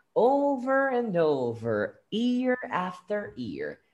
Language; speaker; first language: English; non-native, fluent; Portuguese